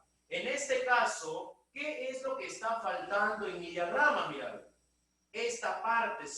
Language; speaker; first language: Spanish; native; Spanish